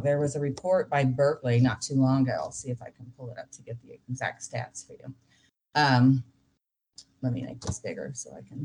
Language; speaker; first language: English; native; English